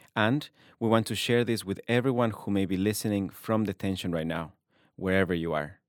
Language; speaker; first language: English; non-native, fluent; Spanish